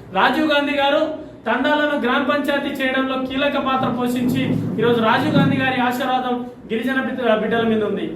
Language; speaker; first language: Telugu; non-native, local second language; Lambadi